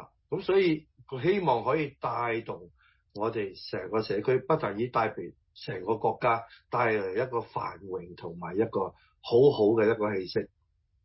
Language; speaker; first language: Chinese; early bilingual, heritage; Cantonese